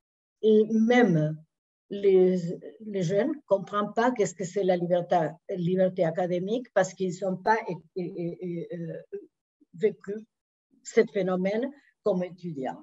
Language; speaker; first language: French; non-native, fluent; Spanish